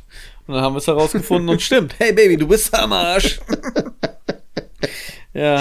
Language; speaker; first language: German; native; German